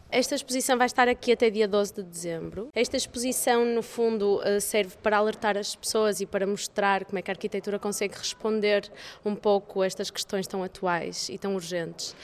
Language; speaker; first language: Portuguese; native; Portuguese